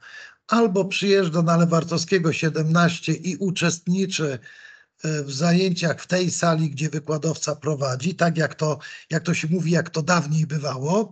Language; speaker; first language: Polish; native; Polish